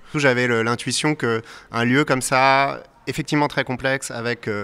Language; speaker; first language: French; native; French